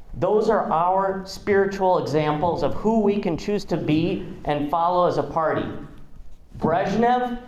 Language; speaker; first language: English; non-native, fluent; Russian